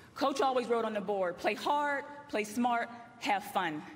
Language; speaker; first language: English; native; English